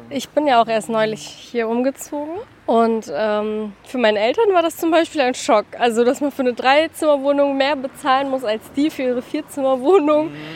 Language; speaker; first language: German; native; German